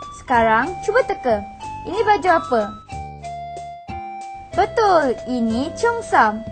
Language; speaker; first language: Malay; native; Malay